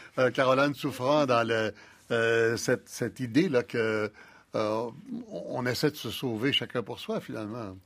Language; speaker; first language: French; native; French